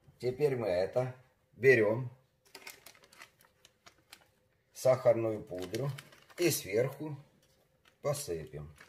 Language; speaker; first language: Russian; native; Russian